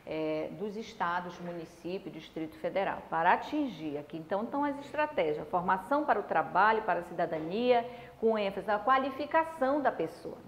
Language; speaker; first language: Portuguese; native; Portuguese